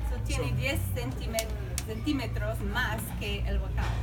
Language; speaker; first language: Spanish; non-native, fluent; English